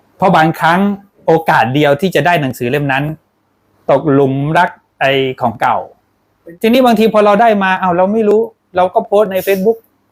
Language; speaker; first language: Thai; non-native, local second language; Pattani Malay